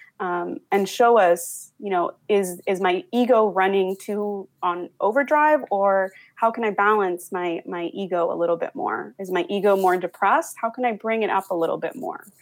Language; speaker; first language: English; early bilingual, other home language; Spanish